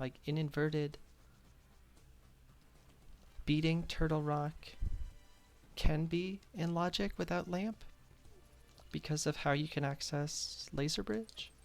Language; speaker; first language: English; native; English